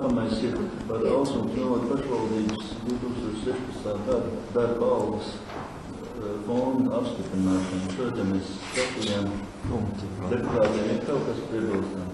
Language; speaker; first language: Latvian; native; Latvian